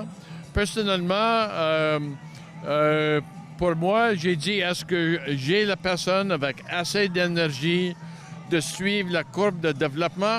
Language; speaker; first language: French; non-native, local second language; English